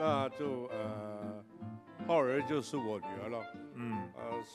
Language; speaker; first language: Chinese; non-native, local second language; Cantonese